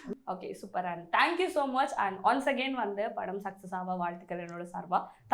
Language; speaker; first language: Tamil; native; Tamil